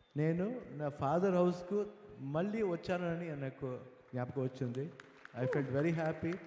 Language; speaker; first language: Telugu; non-native, learner; Kannada